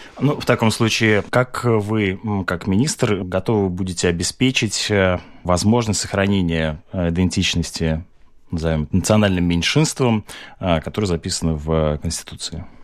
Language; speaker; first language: Russian; native; Russian